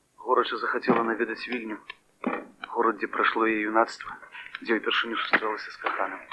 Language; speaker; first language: Belarusian; native; Belarusian